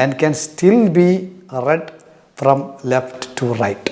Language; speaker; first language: English; non-native, local second language; Malayalam